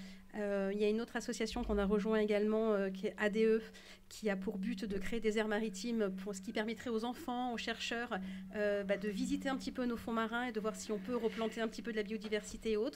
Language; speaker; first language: French; native; French